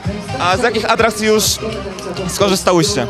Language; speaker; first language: Polish; native; Polish